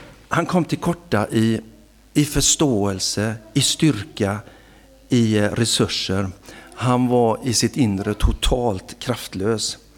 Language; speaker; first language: Swedish; native; Swedish